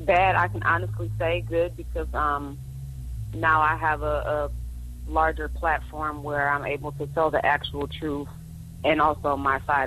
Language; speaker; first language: English; native; English